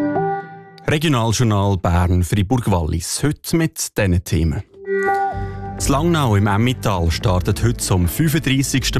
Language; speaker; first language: German; native; German